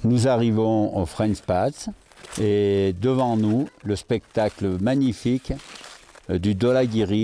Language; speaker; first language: French; native; French